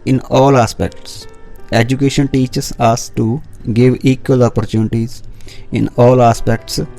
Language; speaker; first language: English; non-native, local second language; Punjabi